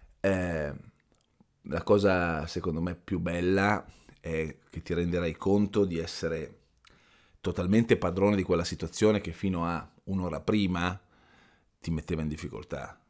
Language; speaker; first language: Italian; native; Italian